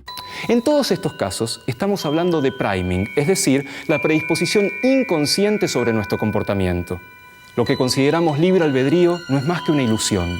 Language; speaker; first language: Spanish; native; Spanish